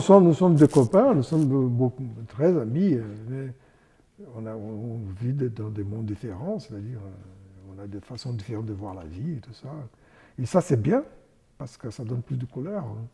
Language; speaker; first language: French; non-native, fluent; Portuguese